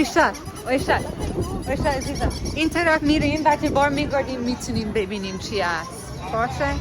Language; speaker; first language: Persian; non-native, learner; English